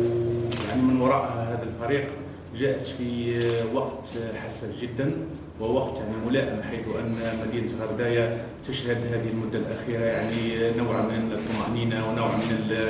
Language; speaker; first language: Arabic; native; Arabic